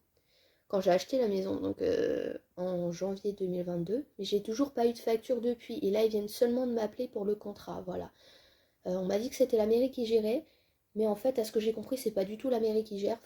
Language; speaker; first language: French; native; French